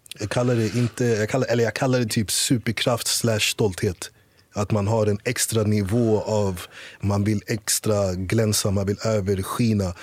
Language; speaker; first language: Swedish; early bilingual, other home language; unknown